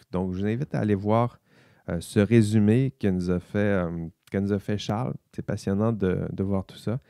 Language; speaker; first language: French; native; French